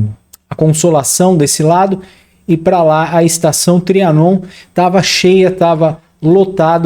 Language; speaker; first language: Portuguese; native; Portuguese